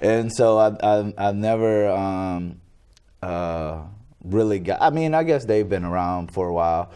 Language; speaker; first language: English; native; English